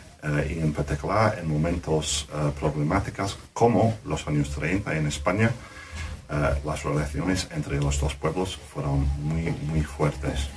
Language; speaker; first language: Spanish; non-native, fluent; English